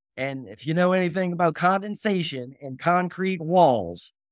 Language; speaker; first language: English; native; English